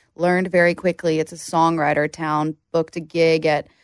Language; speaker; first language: English; native; English